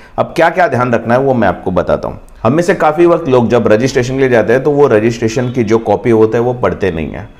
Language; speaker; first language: Hindi; non-native, local second language; Marathi